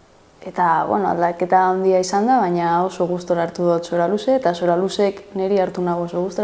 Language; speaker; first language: Basque; non-native, local second language; Catalan